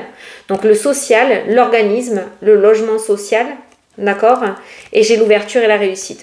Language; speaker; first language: French; native; French